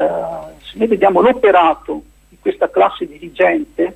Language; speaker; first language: Italian; native; Italian